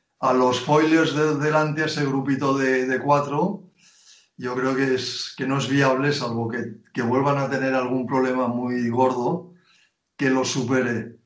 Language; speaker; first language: Spanish; native; Spanish